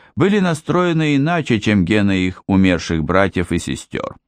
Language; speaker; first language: Russian; native; Russian